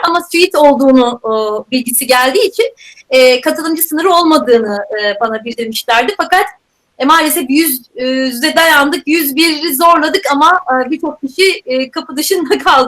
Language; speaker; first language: Turkish; native; Turkish